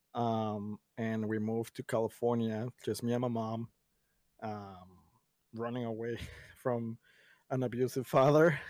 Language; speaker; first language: English; early bilingual, other home language; Spanish